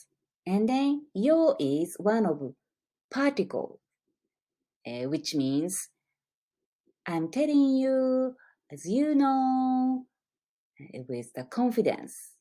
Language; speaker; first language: English; non-native, learner; Japanese